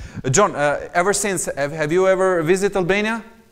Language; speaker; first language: English; non-native, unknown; Albanian